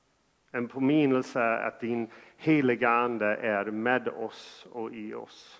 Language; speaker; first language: Swedish; non-native, fluent; English